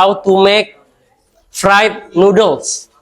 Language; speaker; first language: English; non-native, fluent; Indonesian